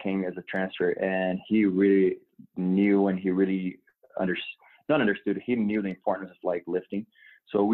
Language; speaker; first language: English; non-native, fluent; Portuguese